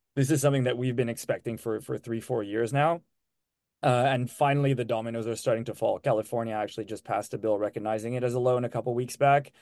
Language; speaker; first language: English; non-native, fluent; French